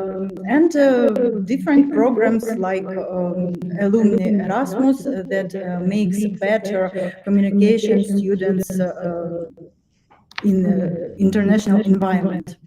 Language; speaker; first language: English; non-native, fluent; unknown